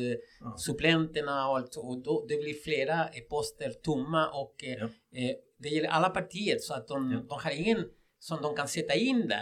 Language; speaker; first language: Swedish; non-native, fluent; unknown